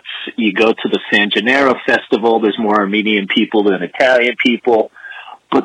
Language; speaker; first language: English; native; English